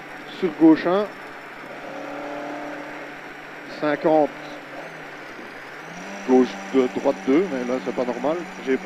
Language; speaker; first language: French; native; French